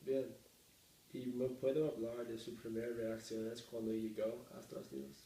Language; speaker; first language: Spanish; non-native, learner; English